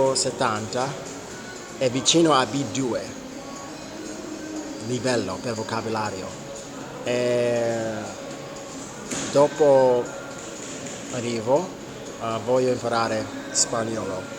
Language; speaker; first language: Italian; non-native, learner; English